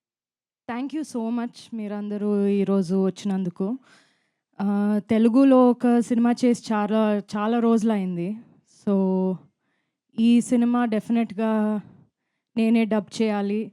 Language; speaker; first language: Telugu; non-native, fluent; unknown